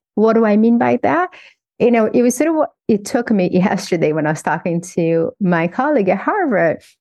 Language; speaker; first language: English; non-native, fluent; Portuguese